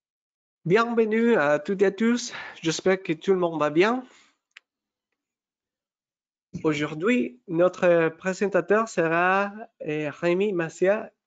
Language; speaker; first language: French; non-native, fluent; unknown